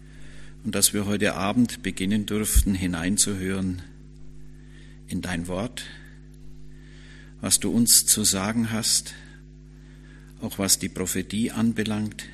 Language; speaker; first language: German; native; German